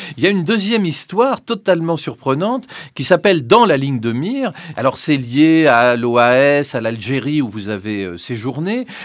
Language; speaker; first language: French; native; French